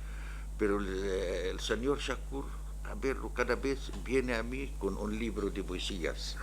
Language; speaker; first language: Spanish; non-native, learner; Arabic